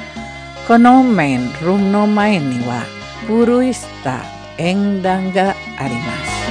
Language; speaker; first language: Japanese; non-native, fluent; Indonesian